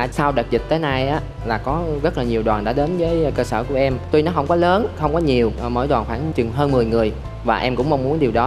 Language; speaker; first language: Vietnamese; native; Vietnamese